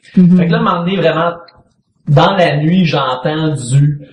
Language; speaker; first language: French; native; French